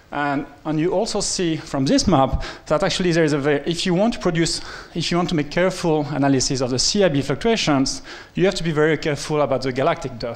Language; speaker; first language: English; non-native, fluent; French